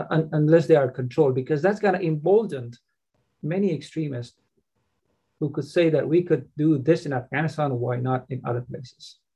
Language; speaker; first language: English; non-native, fluent; Persian